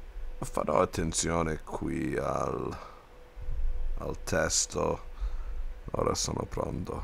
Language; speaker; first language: Italian; non-native, learner; English